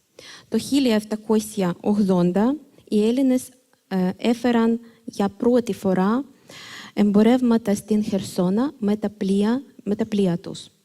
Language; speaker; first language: Greek; non-native, fluent; Ukrainian